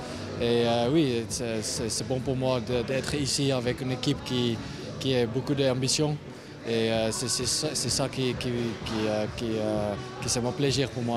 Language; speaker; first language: French; non-native, learner; Afrikaans